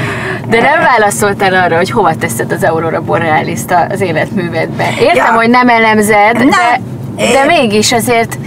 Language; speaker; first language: Hungarian; native; Hungarian